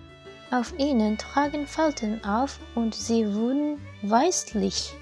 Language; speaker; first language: German; non-native, fluent; Japanese